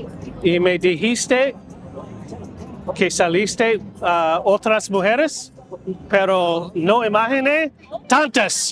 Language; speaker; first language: Spanish; non-native, learner; English